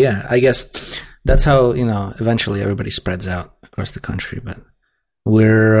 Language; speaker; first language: English; non-native, fluent; Russian